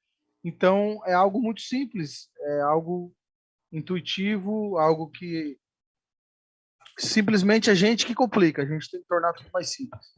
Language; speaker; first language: Portuguese; native; Portuguese